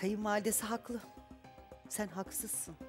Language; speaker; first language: Turkish; native; Turkish